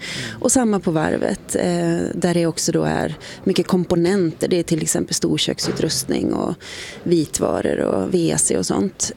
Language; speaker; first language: Swedish; native; Swedish